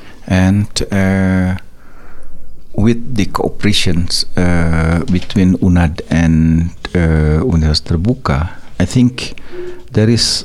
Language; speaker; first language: English; non-native, learner; Indonesian